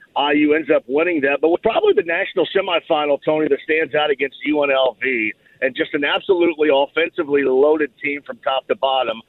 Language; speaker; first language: English; native; English